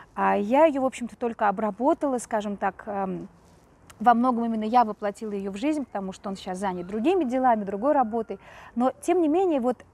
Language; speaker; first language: Russian; native; Russian